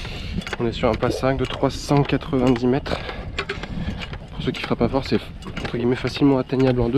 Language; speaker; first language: French; native; French